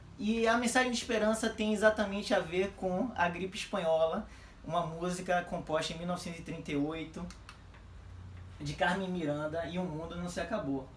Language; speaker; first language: Portuguese; native; Portuguese